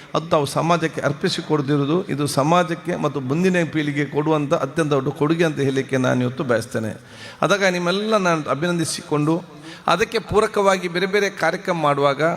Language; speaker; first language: Kannada; non-native, local second language; Malayalam